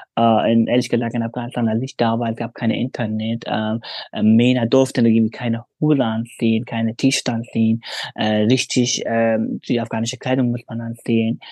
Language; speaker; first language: German; non-native, fluent; Pashto